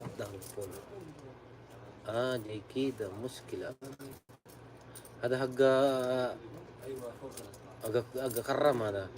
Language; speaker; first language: Arabic; non-native, learner; Filipino